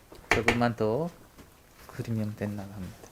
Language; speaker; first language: Korean; non-native, learner; Hungarian